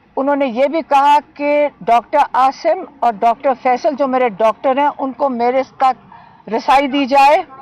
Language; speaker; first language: Urdu; native; Urdu